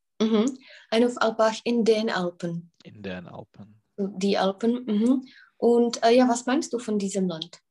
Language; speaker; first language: German; non-native, learner; Czech